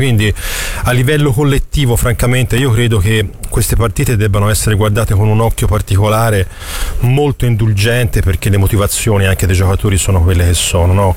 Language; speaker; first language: Italian; native; Italian